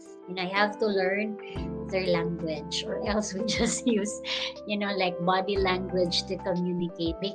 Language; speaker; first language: English; non-native, local second language; Filipino